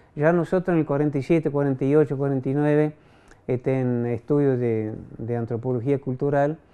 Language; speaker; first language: Spanish; non-native, fluent; French